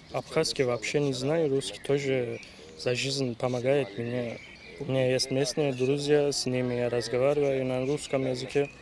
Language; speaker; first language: Russian; non-native, learner; Turkish